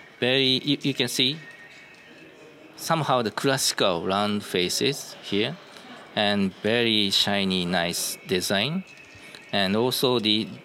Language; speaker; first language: English; non-native, learner; Japanese